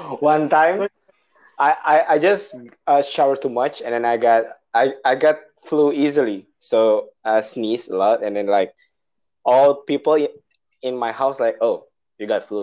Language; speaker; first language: English; non-native, learner; Indonesian